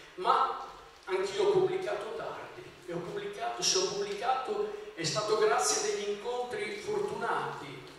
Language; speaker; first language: Italian; non-native, local second language; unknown